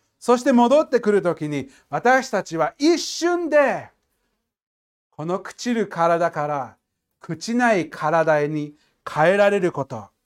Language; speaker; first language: Japanese; non-native, fluent; English